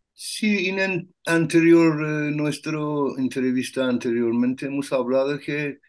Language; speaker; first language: Spanish; non-native, learner; Persian